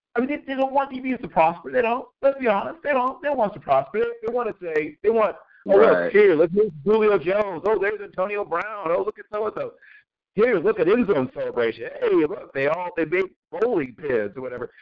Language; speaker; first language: English; native; English